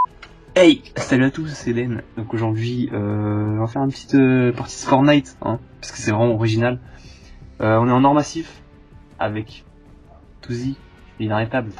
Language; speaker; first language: French; native; French